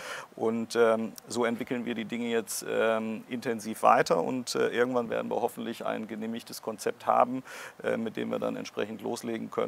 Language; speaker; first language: German; native; German